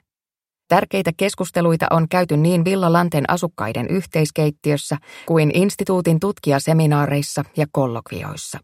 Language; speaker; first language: Finnish; native; Finnish